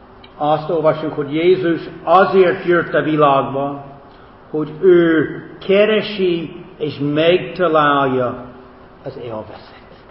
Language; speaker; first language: Hungarian; non-native, fluent; English